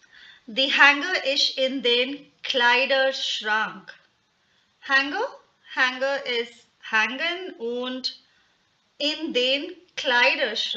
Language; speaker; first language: German; non-native, fluent; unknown